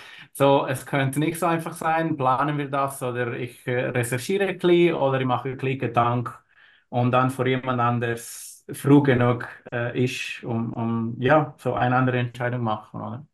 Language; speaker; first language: German; non-native, learner; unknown